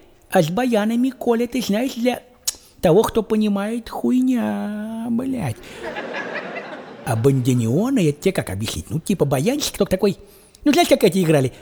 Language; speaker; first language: Russian; native; Russian